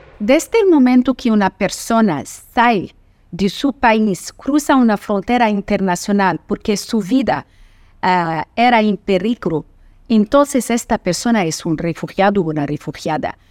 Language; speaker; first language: Spanish; non-native, fluent; Portuguese